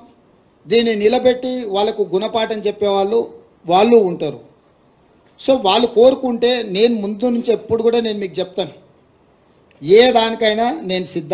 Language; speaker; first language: Telugu; native; Telugu